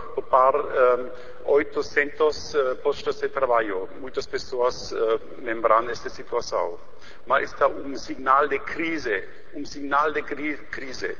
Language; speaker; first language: Portuguese; non-native, learner; German